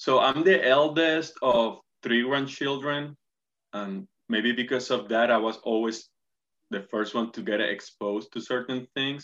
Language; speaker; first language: English; non-native, fluent; Spanish